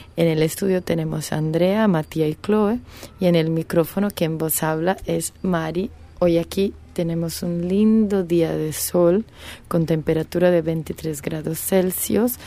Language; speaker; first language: Spanish; non-native, fluent; Portuguese